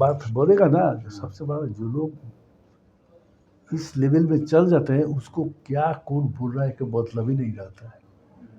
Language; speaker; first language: Hindi; non-native, local second language; Bangla